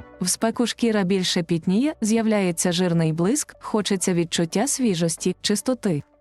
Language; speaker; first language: Ukrainian; native; Ukrainian